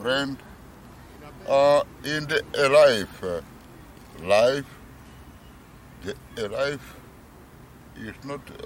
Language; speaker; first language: English; non-native, learner; Romany